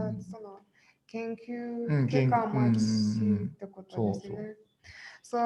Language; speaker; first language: Japanese; non-native, fluent; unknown